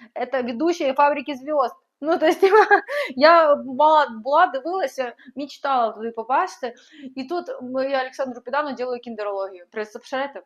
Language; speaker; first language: Russian; non-native, local second language; Ukrainian